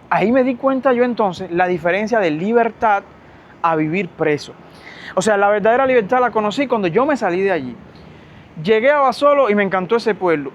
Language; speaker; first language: Spanish; native; Spanish